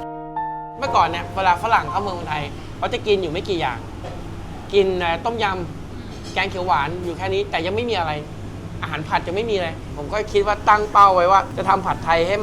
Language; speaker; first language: Thai; native; Thai